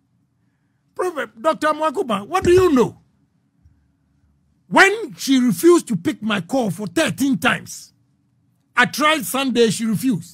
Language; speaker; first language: English; non-native, local second language; Akan